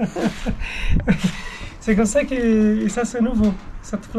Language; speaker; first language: French; non-native, local second language; Arabic